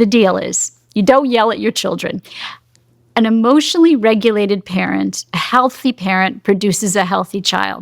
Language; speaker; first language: English; native; English